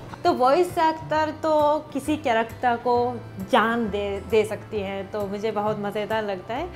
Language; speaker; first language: Hindi; non-native, fluent; Japanese